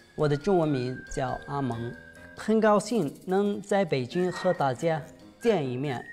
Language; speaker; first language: Chinese; non-native, fluent; Arabic